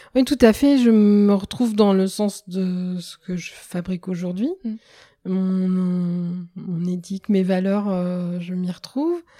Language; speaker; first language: French; native; French